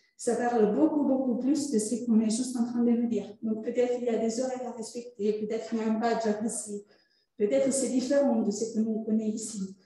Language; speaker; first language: French; non-native, fluent; Italian